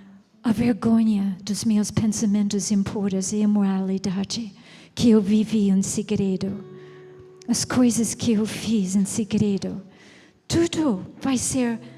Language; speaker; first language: Portuguese; non-native, fluent; English